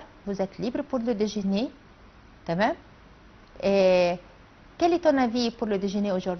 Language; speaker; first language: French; non-native, fluent; Arabic